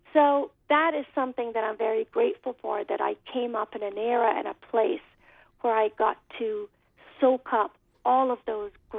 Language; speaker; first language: English; native; English